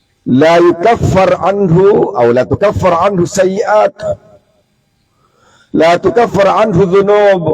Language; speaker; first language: Arabic; non-native, fluent; Indonesian